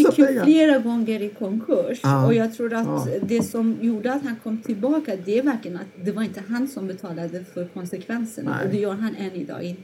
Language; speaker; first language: Swedish; non-native, fluent; Persian